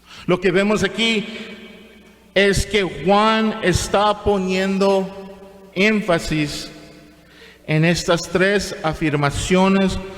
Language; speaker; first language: Spanish; non-native, fluent; English